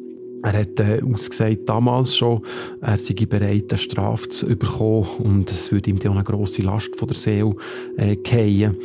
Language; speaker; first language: German; native; German